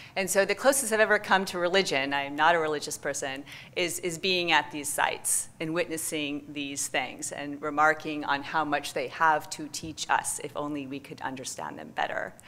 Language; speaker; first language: English; native; English